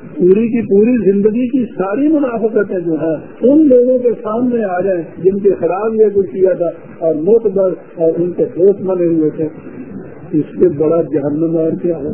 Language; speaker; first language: Urdu; non-native, local second language; Punjabi